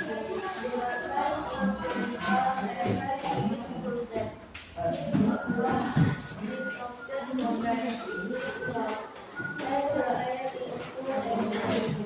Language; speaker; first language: English; non-native, learner; Indonesian